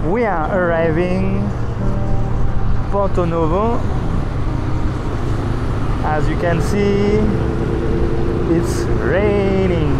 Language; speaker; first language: English; non-native, fluent; French